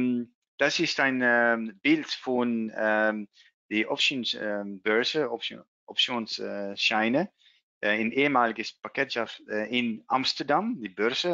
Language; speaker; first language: German; non-native, learner; Dutch